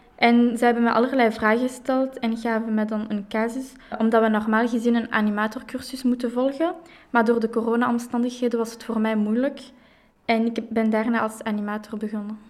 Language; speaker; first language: Dutch; non-native, local second language; French